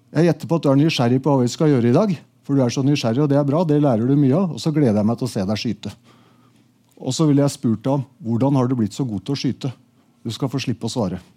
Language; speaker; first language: Norwegian; native; Norwegian